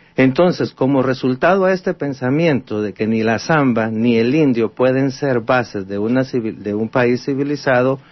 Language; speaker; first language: Spanish; native; Spanish